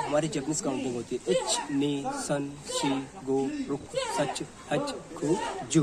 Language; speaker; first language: Hindi; native; Hindi